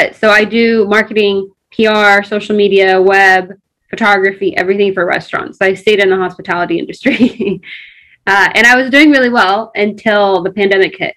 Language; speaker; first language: English; early bilingual, other home language; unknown